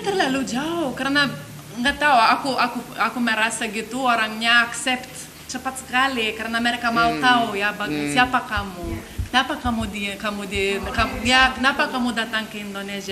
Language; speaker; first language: Indonesian; non-native, learner; Lithuanian